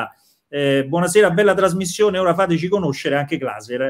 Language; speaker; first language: Italian; native; Italian